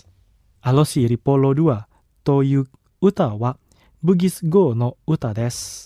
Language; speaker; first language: Japanese; non-native, fluent; Indonesian